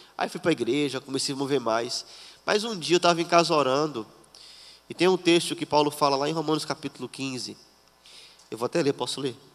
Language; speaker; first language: Portuguese; native; Portuguese